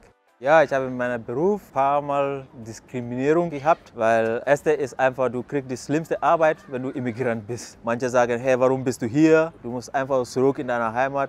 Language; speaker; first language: German; non-native, fluent; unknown